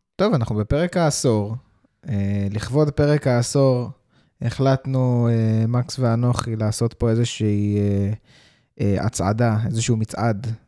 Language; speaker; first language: Hebrew; early bilingual, heritage; Hebrew